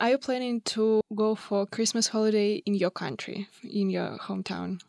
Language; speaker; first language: English; non-native, fluent; Russian